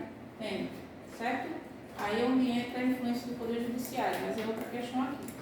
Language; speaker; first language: Portuguese; native; Portuguese